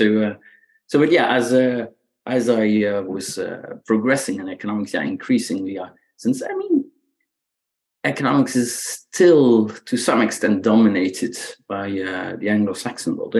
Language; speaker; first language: English; non-native, fluent; Dutch